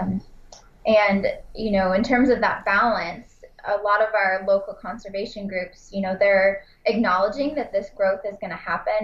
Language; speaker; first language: English; native; English